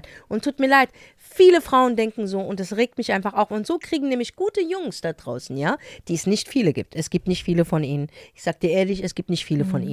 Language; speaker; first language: German; native; German